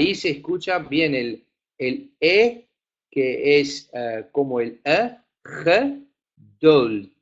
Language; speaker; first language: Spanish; non-native, fluent; Afrikaans